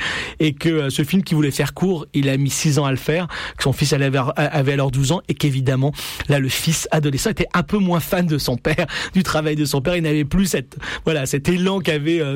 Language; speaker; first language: French; native; French